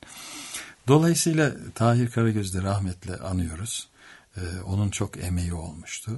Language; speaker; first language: Turkish; native; Turkish